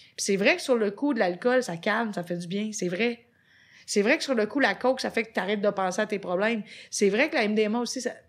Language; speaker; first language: French; native; French